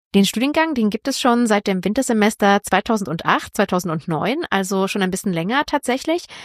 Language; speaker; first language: German; native; German